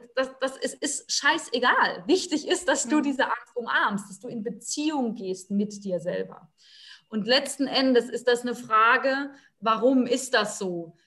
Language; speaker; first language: German; native; German